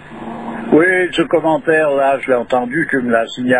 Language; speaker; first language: French; native; French